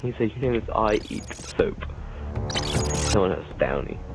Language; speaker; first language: English; native; English